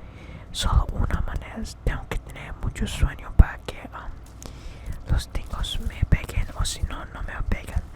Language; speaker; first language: Spanish; early bilingual, heritage; English